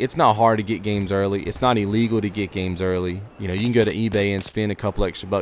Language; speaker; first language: English; native; English